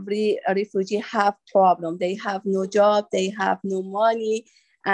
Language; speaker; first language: English; non-native, learner; Persian